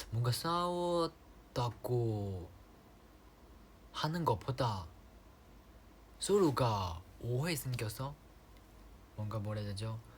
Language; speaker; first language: Korean; non-native, fluent; Chinese